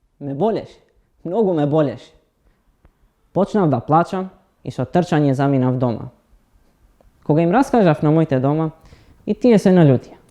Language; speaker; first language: Macedonian; non-native, local second language; Romany